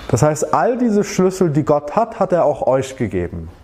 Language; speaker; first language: German; native; German